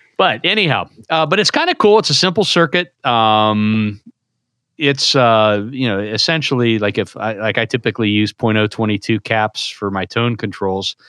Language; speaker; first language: English; native; English